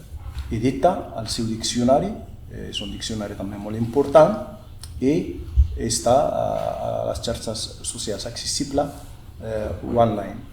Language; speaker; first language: Catalan; non-native, fluent; Berber languages